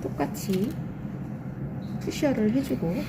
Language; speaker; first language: Korean; native; Korean